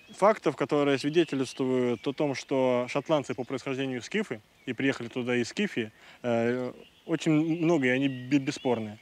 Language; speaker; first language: Russian; non-native, fluent; English